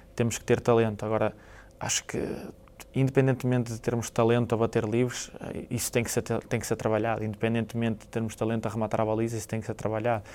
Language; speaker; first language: Portuguese; native; Portuguese